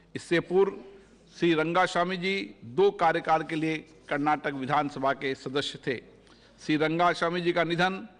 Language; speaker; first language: Hindi; native; Hindi